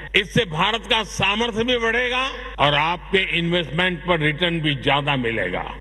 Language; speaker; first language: Hindi; non-native, local second language; Gujarati